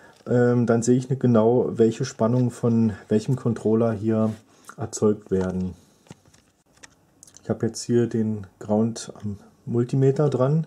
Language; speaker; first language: German; native; German